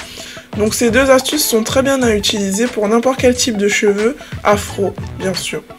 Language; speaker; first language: French; native; French